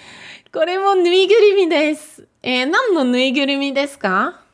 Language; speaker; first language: Japanese; non-native, fluent; French